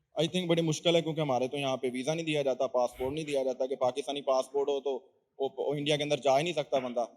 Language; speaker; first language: Urdu; native; Urdu